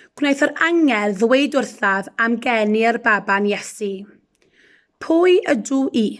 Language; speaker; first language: Welsh; non-native, local second language; English